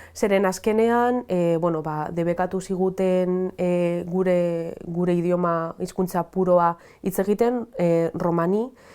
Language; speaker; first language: Basque; non-native, local second language; Spanish